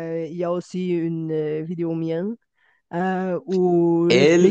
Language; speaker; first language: French; non-native, fluent; Bulgarian